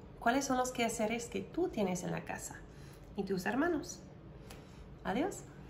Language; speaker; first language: Spanish; non-native, fluent; English